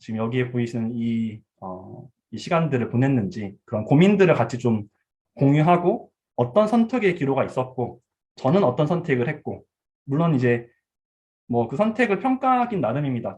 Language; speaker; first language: Korean; early bilingual, heritage; Korean